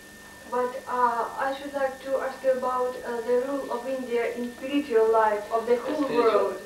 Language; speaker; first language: English; non-native, learner; Russian